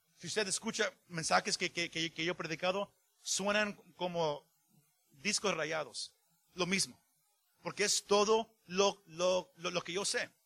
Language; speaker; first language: Spanish; early bilingual, heritage; Spanish